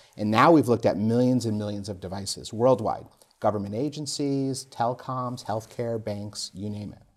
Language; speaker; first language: English; native; English